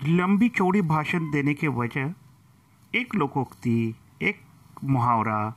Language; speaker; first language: Hindi; non-native, local second language; Marathi